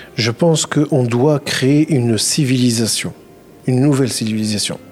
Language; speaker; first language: French; non-native, local second language; Arabic